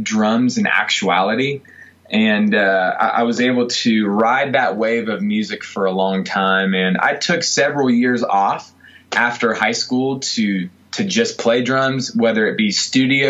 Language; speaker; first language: English; native; English